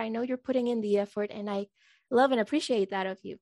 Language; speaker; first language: English; non-native, fluent; Spanish